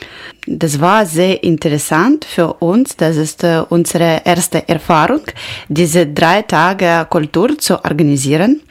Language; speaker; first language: German; non-native, learner; Ukrainian